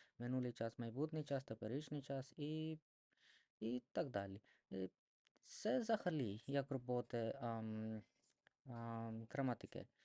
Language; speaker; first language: Ukrainian; non-native, learner; Odia